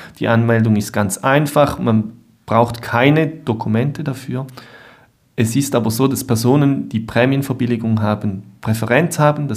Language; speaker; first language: German; native; German